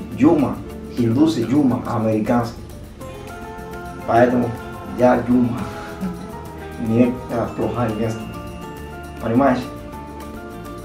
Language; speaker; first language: Russian; non-native, learner; Spanish